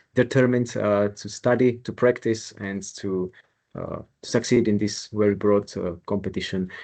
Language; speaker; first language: English; non-native, fluent; Slovak